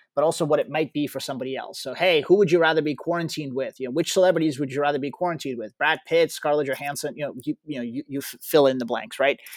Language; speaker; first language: English; early bilingual, other home language; Russian